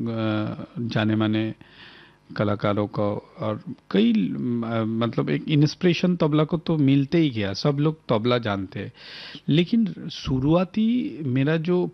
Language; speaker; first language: Hindi; non-native, local second language; Bangla